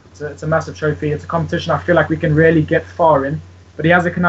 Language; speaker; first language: English; native; English